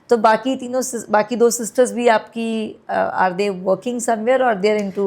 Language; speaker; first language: Hindi; non-native, local second language; Punjabi